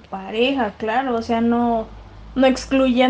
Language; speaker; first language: Spanish; native; Spanish